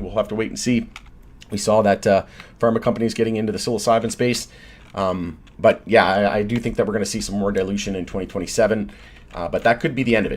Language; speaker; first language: English; native; English